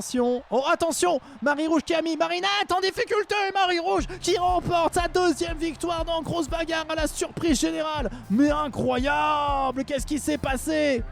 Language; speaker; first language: French; native; French